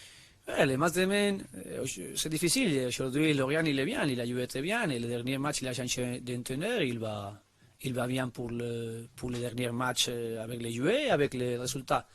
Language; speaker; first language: French; non-native, learner; Spanish